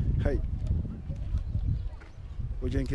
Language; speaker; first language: Japanese; non-native, learner; French